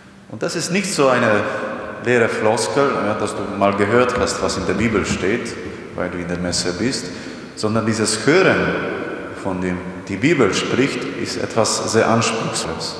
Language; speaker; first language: German; non-native, fluent; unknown